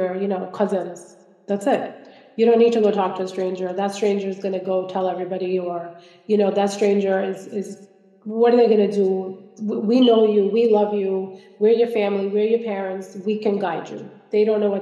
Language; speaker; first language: English; non-native, local second language; Malayalam